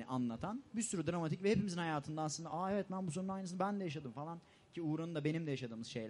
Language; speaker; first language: Turkish; native; Turkish